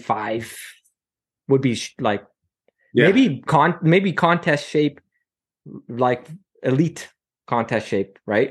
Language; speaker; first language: English; native; English